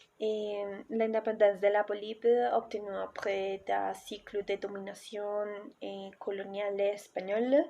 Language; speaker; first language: French; non-native, learner; Spanish